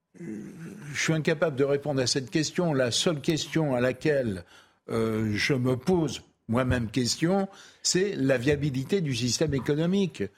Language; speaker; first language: French; native; French